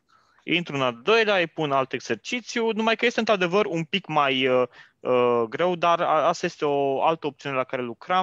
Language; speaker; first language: Romanian; native; Romanian